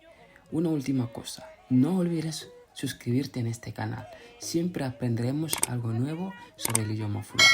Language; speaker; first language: Spanish; non-native, fluent; Fula